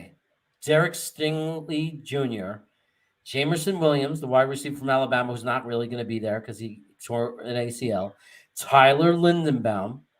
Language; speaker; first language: English; native; English